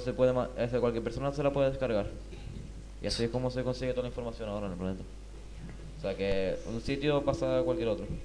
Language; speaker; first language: Spanish; native; Spanish